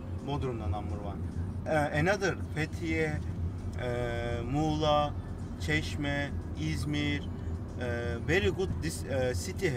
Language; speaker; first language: English; non-native, learner; Turkish